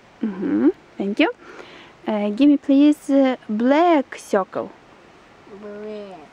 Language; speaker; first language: English; non-native, learner; Russian